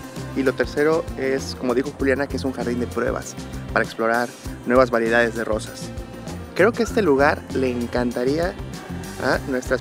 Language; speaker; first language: Spanish; native; Spanish